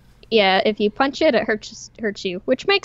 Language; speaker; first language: English; native; English